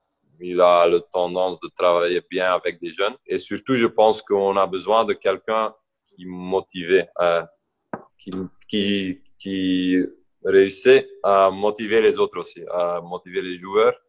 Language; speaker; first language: French; non-native, local second language; Dutch